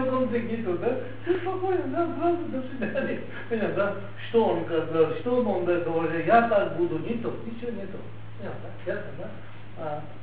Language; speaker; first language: Russian; non-native, learner; Tibetan